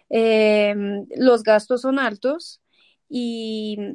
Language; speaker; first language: Spanish; non-native, fluent; Persian